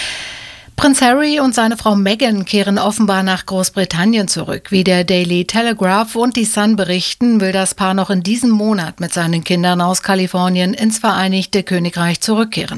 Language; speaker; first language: German; native; German